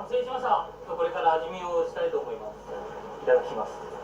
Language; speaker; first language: Japanese; native; Japanese